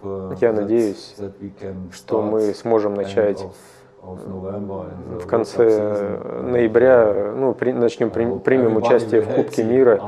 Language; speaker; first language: Russian; non-native, fluent; German